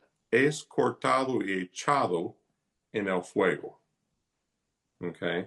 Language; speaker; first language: Spanish; non-native, fluent; English